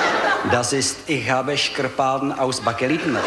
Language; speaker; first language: German; non-native, learner; Czech